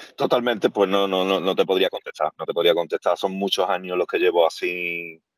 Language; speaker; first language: Spanish; native; Spanish